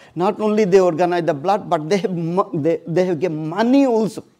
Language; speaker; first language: English; non-native, local second language; Odia